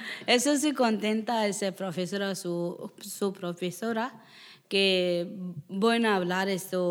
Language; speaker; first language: Spanish; non-native, learner; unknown